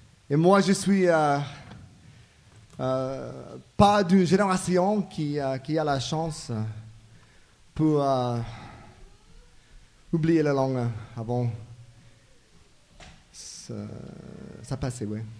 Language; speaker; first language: French; non-native, learner; English